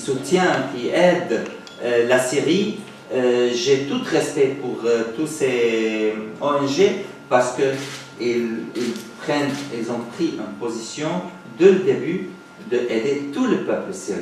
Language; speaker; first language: French; non-native, fluent; Arabic